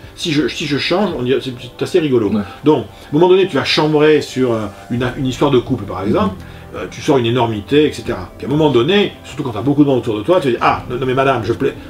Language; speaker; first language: French; native; French